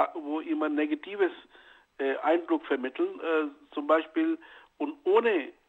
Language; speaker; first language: German; non-native, fluent; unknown